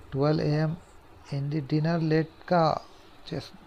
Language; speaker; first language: Hindi; non-native, local second language; Urdu